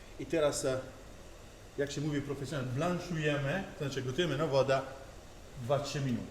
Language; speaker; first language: Polish; non-native, learner; Italian